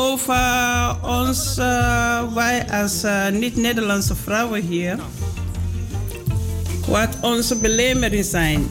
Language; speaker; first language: Dutch; non-native, fluent; Mandingo